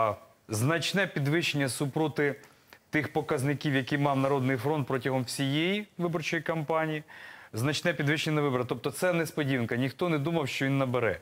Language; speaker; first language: Ukrainian; native; Ukrainian